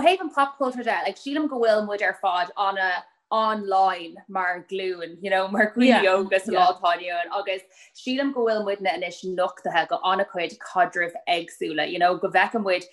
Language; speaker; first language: Irish; native; Irish